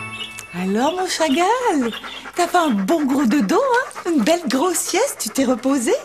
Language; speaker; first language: French; native; French